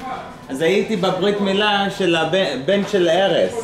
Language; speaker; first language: Hebrew; early bilingual, heritage; Hebrew